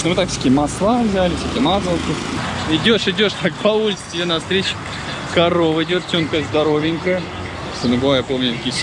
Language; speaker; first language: Russian; native; Russian